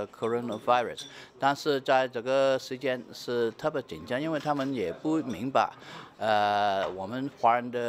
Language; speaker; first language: Chinese; early bilingual, heritage; Chinese